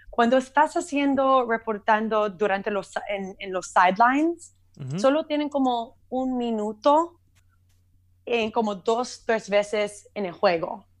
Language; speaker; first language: Spanish; early bilingual, heritage; Spanish